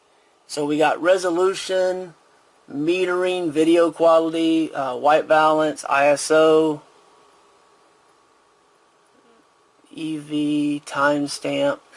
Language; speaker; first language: English; native; English